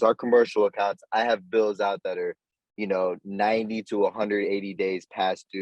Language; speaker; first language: English; native; English